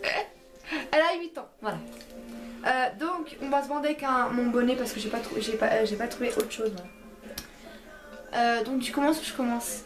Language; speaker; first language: French; early bilingual, other home language; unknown